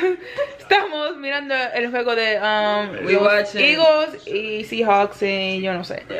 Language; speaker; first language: Spanish; early bilingual, heritage; Spanish